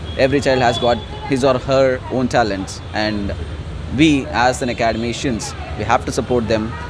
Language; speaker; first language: English; non-native, local second language; Telugu